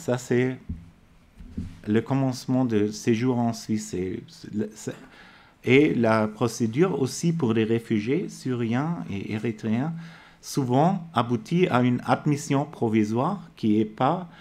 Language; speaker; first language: French; non-native, fluent; German